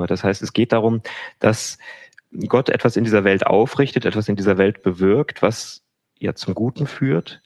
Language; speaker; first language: German; native; German